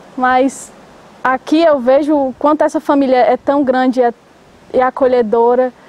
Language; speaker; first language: Portuguese; native; Portuguese